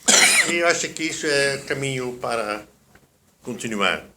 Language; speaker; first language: Portuguese; non-native, fluent; Dutch